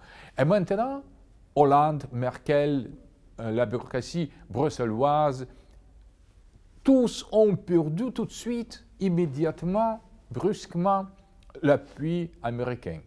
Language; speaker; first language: French; non-native, fluent; Russian